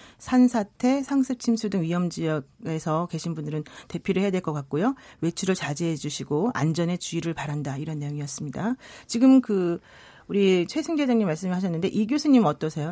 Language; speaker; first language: Korean; native; Korean